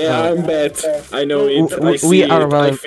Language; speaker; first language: English; non-native, learner; Czech